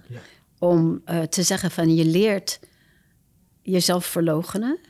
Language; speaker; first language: Dutch; non-native, fluent; English